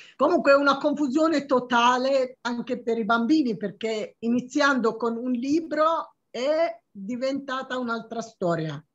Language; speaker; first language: Italian; non-native, fluent; Arabic